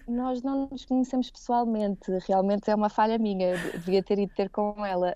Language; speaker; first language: Portuguese; native; Portuguese